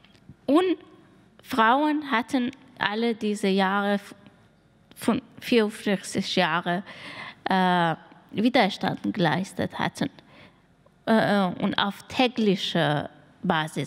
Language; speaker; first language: German; non-native, learner; Persian